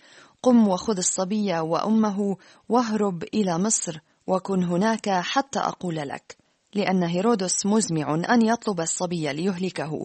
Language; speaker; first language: Arabic; native; Arabic